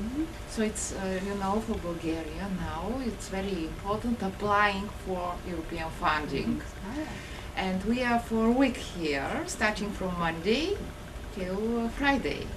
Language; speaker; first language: English; non-native, fluent; Bulgarian